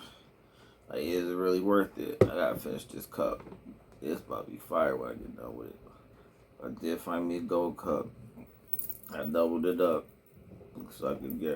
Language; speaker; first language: English; native; English